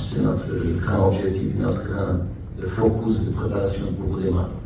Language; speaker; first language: French; non-native, fluent; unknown